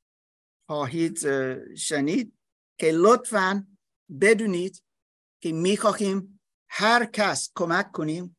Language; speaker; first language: Persian; non-native, fluent; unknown